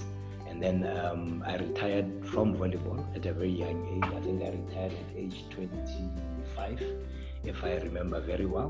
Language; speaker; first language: English; non-native, local second language; Tswana